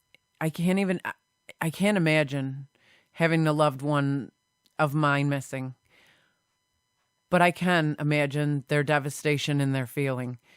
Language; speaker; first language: English; native; English